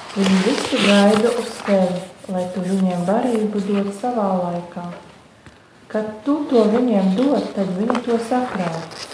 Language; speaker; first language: Latvian; non-native, fluent; German